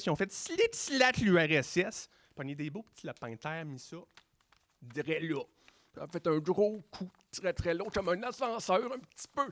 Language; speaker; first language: French; native; French